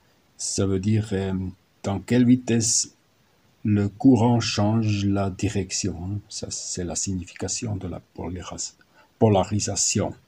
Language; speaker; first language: French; non-native, learner; German